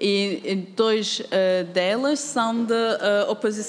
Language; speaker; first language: Portuguese; non-native, fluent; Turkish